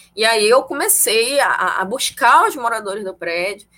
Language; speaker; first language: Portuguese; native; Portuguese